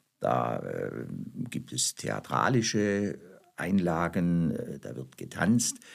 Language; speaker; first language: German; native; German